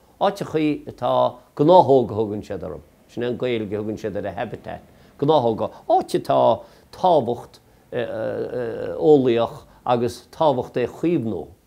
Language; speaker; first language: Irish; native; Irish